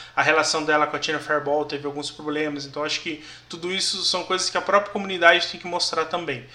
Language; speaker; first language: Portuguese; native; Portuguese